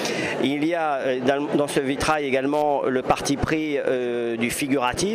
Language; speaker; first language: French; native; French